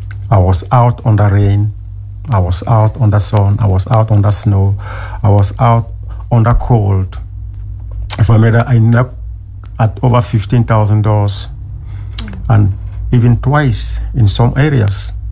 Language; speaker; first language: English; non-native, local second language; French